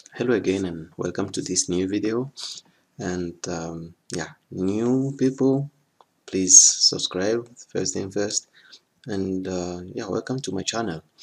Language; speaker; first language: English; non-native, fluent; French